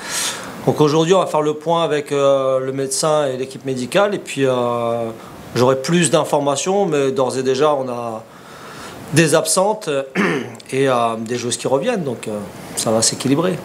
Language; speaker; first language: French; native; French